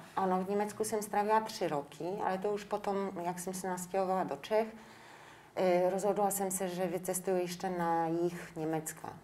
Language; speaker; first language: Czech; non-native, fluent; Polish